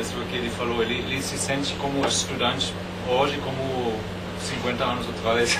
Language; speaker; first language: Portuguese; non-native, fluent; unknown